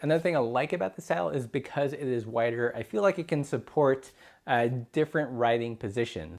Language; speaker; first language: English; native; English